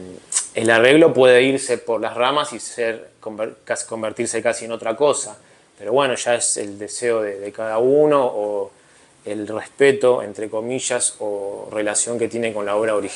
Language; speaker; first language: Spanish; native; Spanish